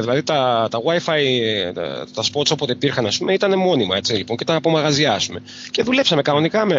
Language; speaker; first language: Greek; native; Greek